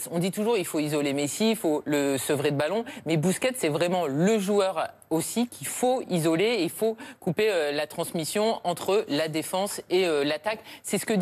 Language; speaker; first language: French; native; French